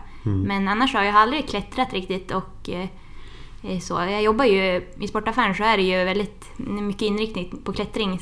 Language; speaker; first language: Swedish; native; Swedish